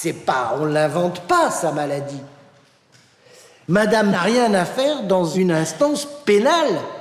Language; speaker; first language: French; native; French